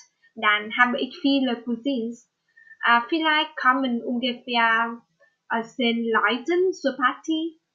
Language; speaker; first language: German; non-native, learner; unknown